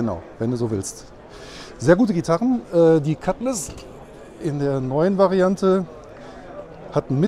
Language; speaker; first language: German; native; German